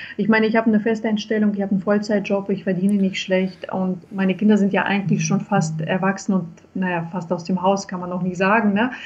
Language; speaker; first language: German; native; German